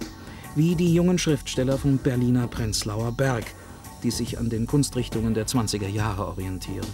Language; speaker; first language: German; native; German